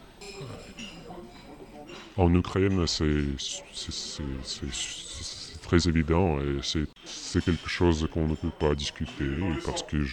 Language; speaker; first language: French; non-native, learner; Russian